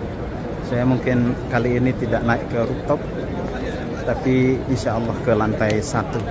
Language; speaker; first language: Indonesian; native; Indonesian